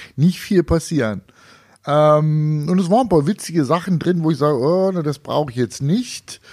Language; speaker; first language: German; native; German